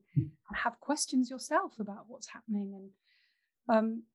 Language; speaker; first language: English; native; English